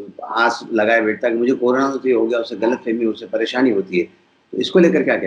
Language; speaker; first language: Hindi; native; Hindi